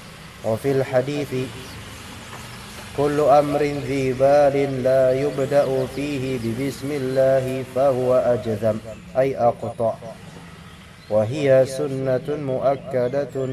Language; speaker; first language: Arabic; non-native, fluent; Indonesian